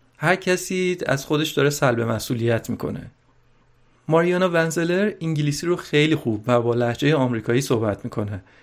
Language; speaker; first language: Persian; native; Persian